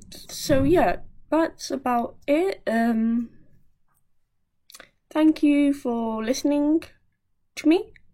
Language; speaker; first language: English; native; English